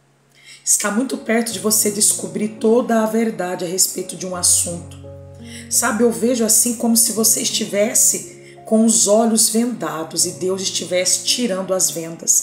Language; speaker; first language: Portuguese; native; Portuguese